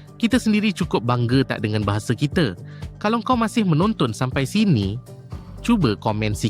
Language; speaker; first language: Malay; native; Malay